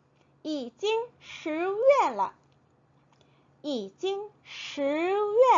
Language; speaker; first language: Chinese; non-native, fluent; Korean